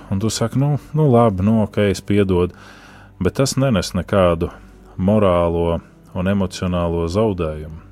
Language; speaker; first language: Latvian; native; Latvian